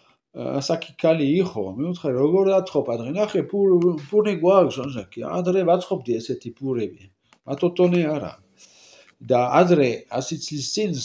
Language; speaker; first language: Georgian; non-native, learner; French